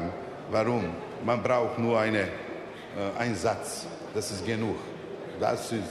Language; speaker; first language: German; non-native, fluent; Serbian